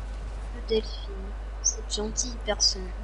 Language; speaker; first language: French; native; French